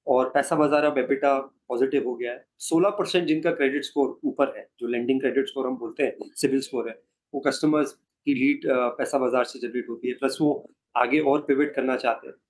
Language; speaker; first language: Hindi; native; Hindi